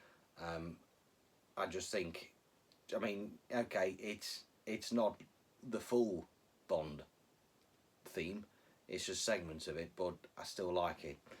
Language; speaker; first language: English; native; English